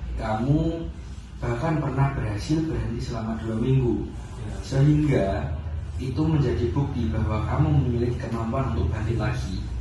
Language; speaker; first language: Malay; non-native, fluent; Indonesian